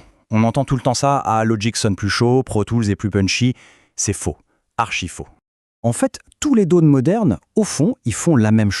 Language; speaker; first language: French; native; French